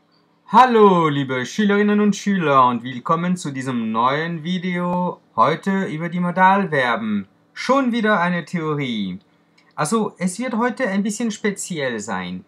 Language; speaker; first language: German; non-native, fluent; French